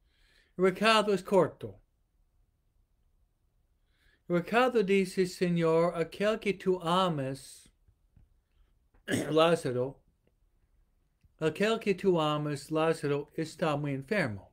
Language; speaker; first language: Spanish; non-native, fluent; English